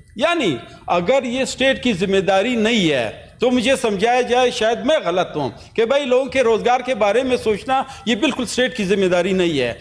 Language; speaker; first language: Urdu; non-native, local second language; Pashto